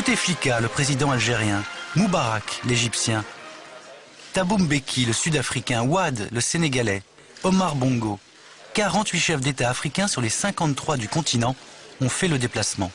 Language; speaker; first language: French; native; French